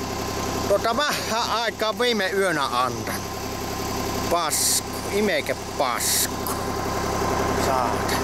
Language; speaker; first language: Finnish; native; Finnish